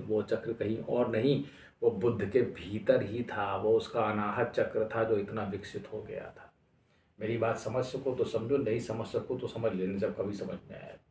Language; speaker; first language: Hindi; native; Hindi